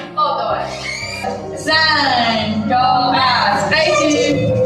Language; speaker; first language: Persian; native; Persian